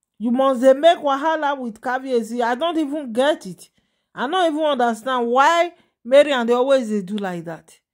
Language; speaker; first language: Nigerian Pidgin; non-native, local second language; Yoruba